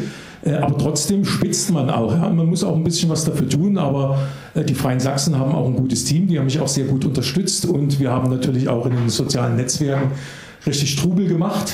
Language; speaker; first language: German; native; German